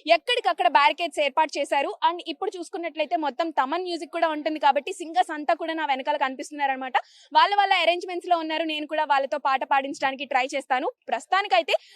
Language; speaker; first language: Telugu; native; Telugu